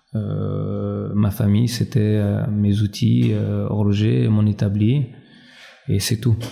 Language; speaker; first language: French; early bilingual, other home language; Albanian